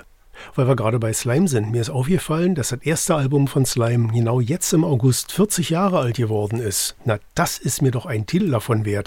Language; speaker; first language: German; native; German